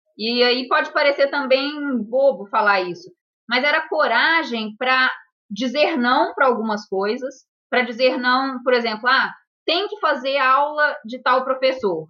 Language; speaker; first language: Portuguese; native; Portuguese